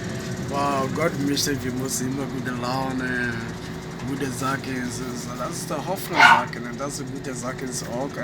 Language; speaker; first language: German; non-native, learner; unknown